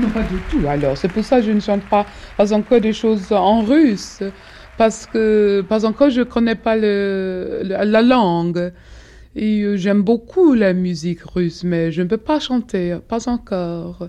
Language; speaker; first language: French; non-native, fluent; English